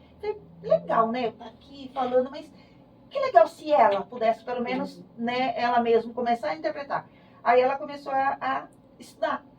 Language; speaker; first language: Portuguese; native; Portuguese